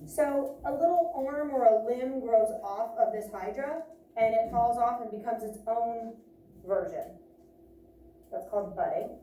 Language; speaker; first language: English; native; English